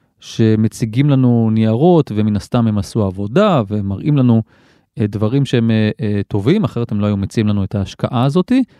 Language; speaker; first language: Hebrew; native; Hebrew